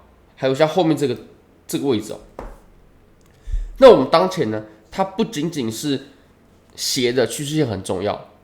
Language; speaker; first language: Chinese; native; Chinese